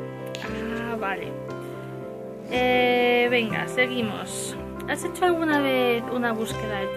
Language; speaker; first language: Spanish; native; Spanish